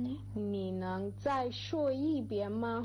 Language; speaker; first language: Chinese; non-native, learner; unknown